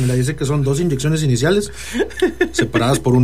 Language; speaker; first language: Spanish; native; Spanish